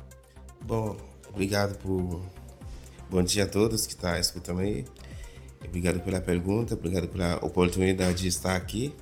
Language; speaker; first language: Portuguese; non-native, fluent; Haitian Creole